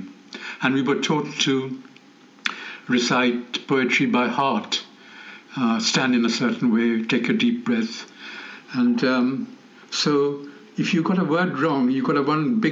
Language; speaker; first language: English; non-native, local second language; Bangla